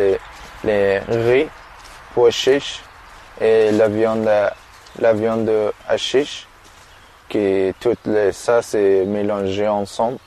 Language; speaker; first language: French; non-native, learner; Persian